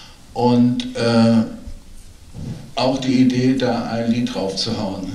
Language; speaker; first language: German; native; German